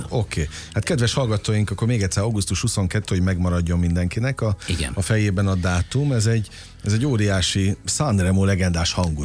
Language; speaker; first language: Hungarian; native; Hungarian